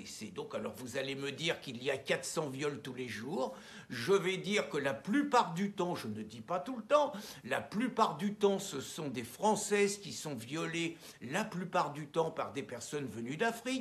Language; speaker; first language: French; native; French